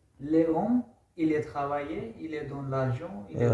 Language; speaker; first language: French; non-native, learner; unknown